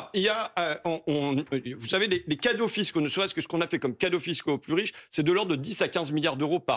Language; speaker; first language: French; native; French